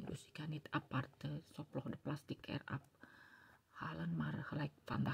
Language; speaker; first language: Dutch; non-native, learner; Indonesian